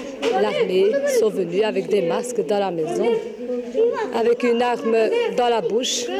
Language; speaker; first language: French; non-native, learner; Albanian